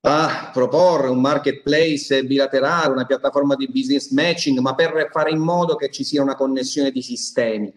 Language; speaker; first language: Italian; native; Italian